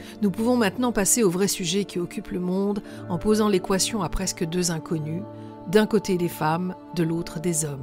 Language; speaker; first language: French; native; French